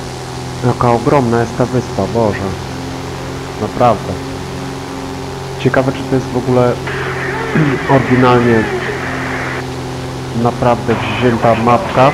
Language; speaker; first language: Polish; native; Polish